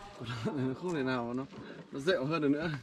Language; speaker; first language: Vietnamese; native; Vietnamese